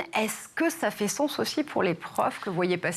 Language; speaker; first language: French; native; French